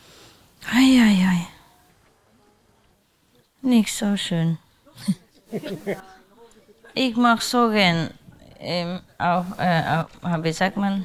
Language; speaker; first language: German; non-native, learner; Vietnamese